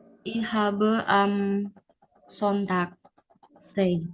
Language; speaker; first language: German; non-native, learner; Indonesian